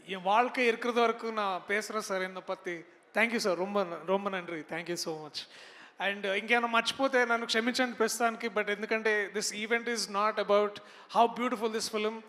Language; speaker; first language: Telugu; native; Telugu